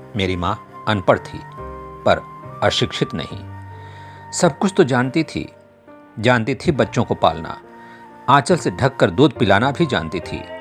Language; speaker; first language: Hindi; non-native, local second language; Bhojpuri